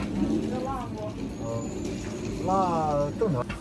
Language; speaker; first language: Chinese; native; Chinese